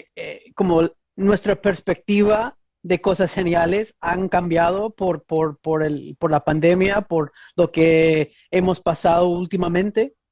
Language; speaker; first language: Spanish; non-native, fluent; English